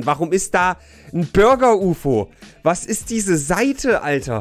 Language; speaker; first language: German; native; German